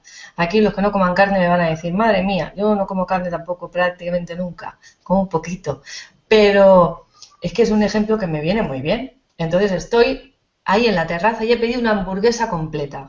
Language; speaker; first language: Spanish; native; Spanish